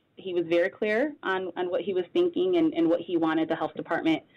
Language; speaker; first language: English; native; English